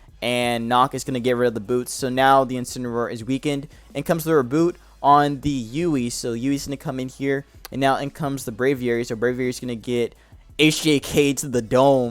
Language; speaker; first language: English; native; English